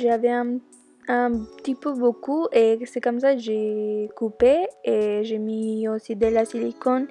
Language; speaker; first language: French; non-native, learner; Spanish